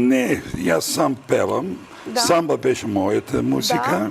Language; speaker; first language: Macedonian; non-native, fluent; Dutch